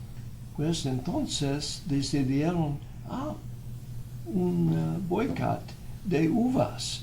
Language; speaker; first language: Spanish; non-native, fluent; English